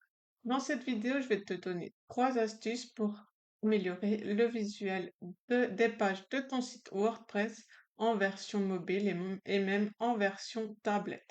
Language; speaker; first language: French; native; French